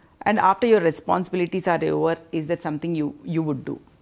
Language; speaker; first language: English; non-native, local second language; Telugu